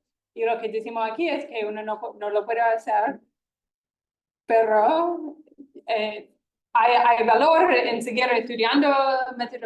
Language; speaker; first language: Spanish; non-native, fluent; English